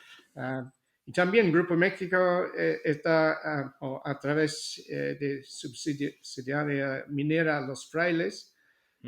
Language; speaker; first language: Spanish; non-native, fluent; English